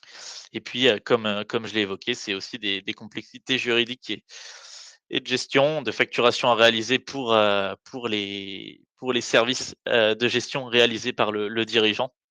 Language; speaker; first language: French; native; French